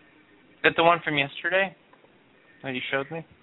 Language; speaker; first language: English; native; English